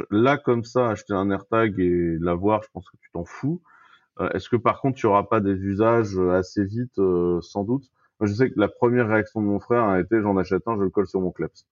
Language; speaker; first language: French; native; French